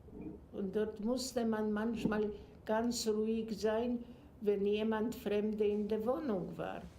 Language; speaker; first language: German; non-native, fluent; Polish